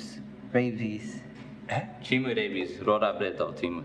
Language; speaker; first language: Japanese; non-native, learner; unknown